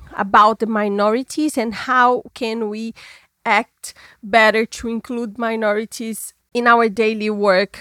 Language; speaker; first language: English; non-native, fluent; Portuguese